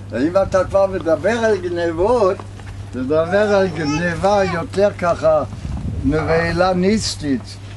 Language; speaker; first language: Hebrew; non-native, fluent; German